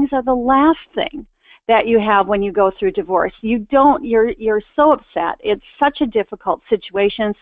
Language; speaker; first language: English; native; English